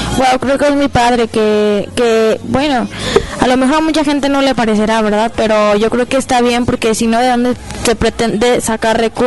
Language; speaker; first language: Spanish; native; Spanish